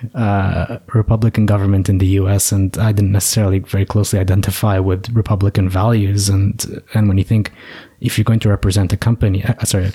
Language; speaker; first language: English; native; English